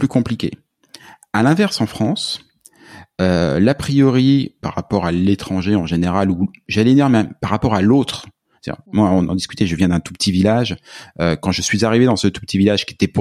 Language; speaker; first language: French; native; French